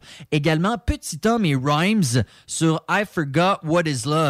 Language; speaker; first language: French; native; French